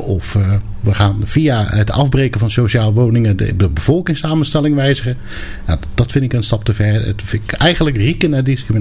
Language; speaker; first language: Dutch; native; Dutch